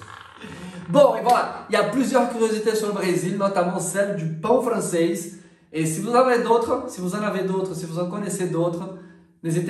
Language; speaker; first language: French; non-native, fluent; Portuguese